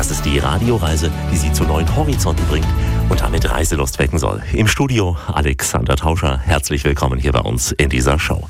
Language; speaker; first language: German; native; German